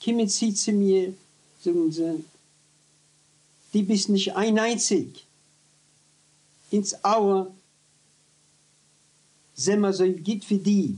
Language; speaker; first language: German; non-native, learner; Yiddish